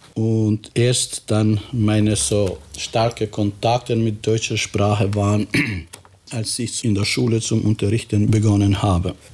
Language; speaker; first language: German; non-native, fluent; Albanian